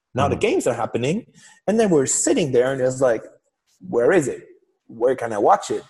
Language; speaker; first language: English; non-native, fluent; German